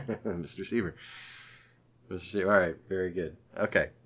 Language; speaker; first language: English; native; English